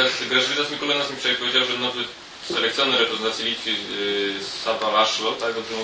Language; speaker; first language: Polish; native; Polish